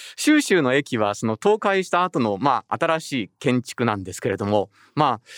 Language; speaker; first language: Japanese; native; Japanese